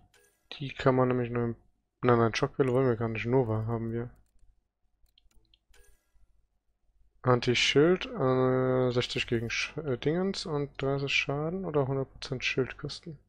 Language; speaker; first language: German; native; German